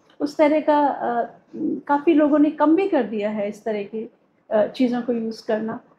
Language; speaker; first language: Hindi; native; Hindi